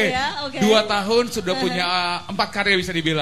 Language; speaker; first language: Indonesian; native; Indonesian